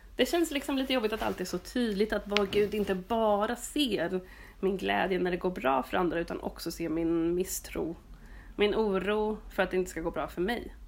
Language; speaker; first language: Swedish; native; Swedish